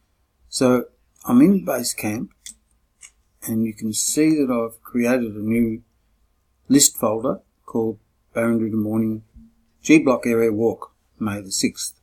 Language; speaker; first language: English; native; English